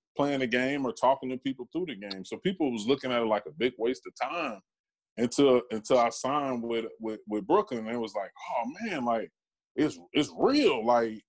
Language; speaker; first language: English; native; English